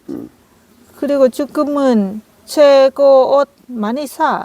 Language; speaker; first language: Korean; non-native, learner; Lao